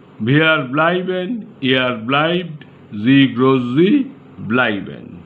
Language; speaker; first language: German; non-native, fluent; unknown